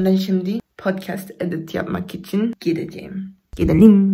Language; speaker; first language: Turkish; non-native, learner; Korean